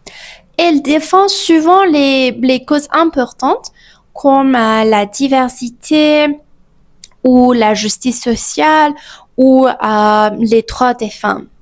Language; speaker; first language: French; non-native, fluent; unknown